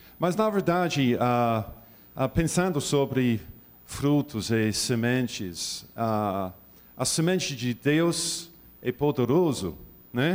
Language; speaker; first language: Portuguese; non-native, learner; English